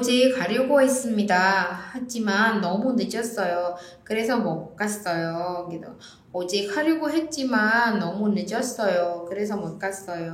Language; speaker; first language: Korean; non-native, fluent; Indonesian